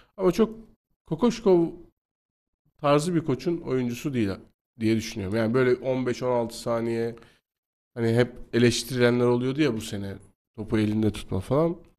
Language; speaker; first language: Turkish; native; Turkish